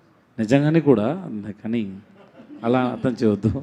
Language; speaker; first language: Telugu; non-native, learner; Tamil